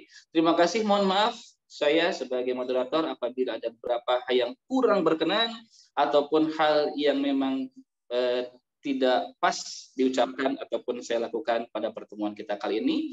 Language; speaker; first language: Indonesian; native; Indonesian